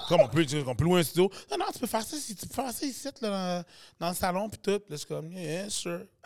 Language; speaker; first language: French; native; French